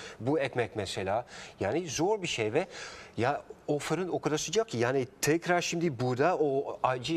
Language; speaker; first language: Turkish; non-native, fluent; Dutch